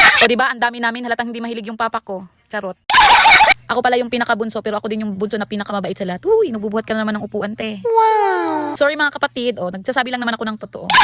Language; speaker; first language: Filipino; non-native, local second language; Cebuano